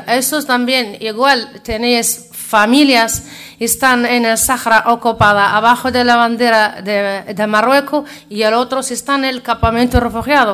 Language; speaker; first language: Spanish; non-native, learner; Arabic